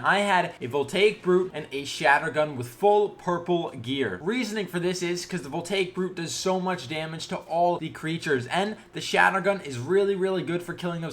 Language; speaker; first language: English; native; English